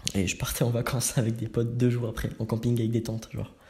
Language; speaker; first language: French; native; French